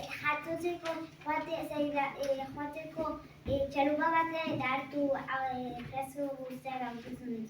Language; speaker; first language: Basque; non-native, local second language; Spanish